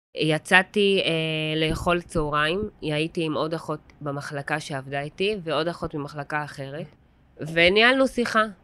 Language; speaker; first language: Hebrew; non-native, local second language; Arabic